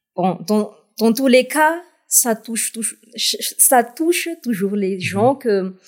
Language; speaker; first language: French; non-native, local second language; Malagasy